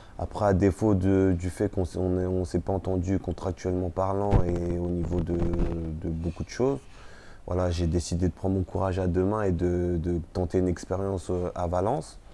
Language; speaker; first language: French; early bilingual, other home language; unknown